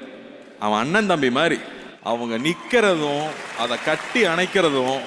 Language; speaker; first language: Tamil; native; Tamil